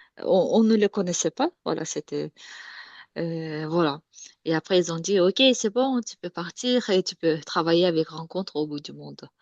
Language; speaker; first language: French; non-native, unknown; Kyrgyz